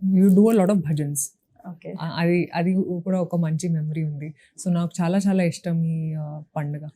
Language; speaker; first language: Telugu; non-native, local second language; Hindi